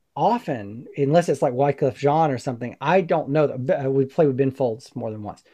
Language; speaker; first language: English; native; English